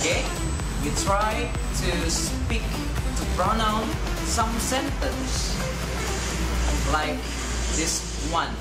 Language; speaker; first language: English; non-native, learner; Indonesian